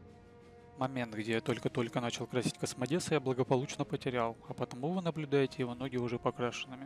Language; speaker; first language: Russian; native; Russian